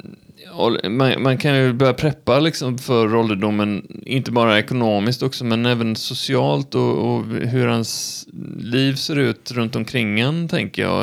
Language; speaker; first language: Swedish; native; Swedish